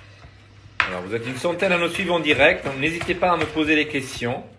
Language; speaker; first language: French; native; French